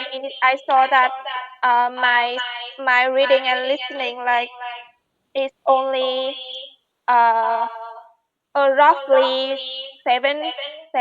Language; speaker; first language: English; non-native, learner; Vietnamese